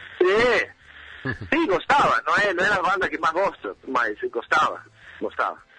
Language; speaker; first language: Portuguese; non-native, fluent; Spanish